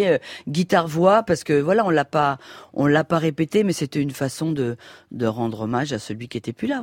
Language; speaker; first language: French; native; French